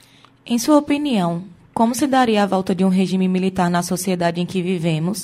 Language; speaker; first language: Portuguese; native; Portuguese